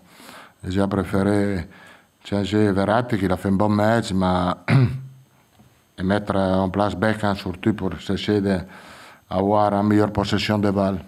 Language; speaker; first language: French; non-native, fluent; Italian